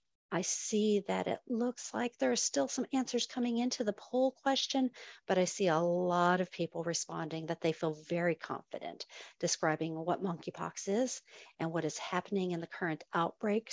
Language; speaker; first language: English; native; English